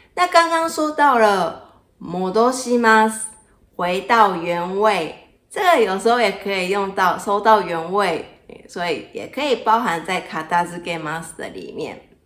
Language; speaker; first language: Chinese; non-native, fluent; Japanese